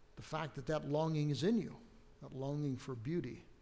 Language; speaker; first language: English; native; English